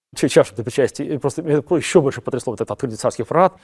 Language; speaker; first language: Russian; native; Russian